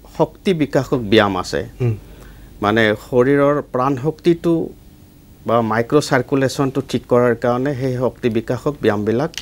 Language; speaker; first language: Assamese; native; Assamese